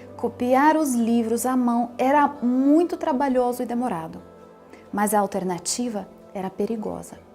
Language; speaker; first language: Portuguese; non-native, fluent; Ukrainian